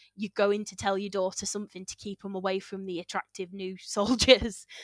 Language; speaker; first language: English; native; English